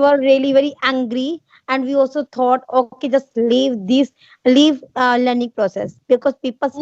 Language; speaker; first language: English; non-native, learner; Hindi